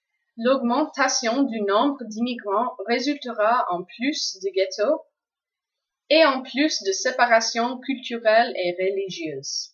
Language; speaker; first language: French; non-native, fluent; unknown